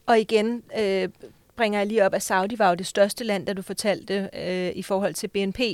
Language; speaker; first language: Danish; native; Danish